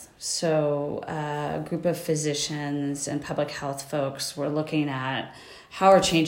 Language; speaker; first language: English; native; English